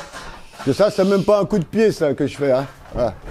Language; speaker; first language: French; native; French